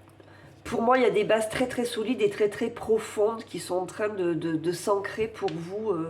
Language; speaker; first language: French; native; French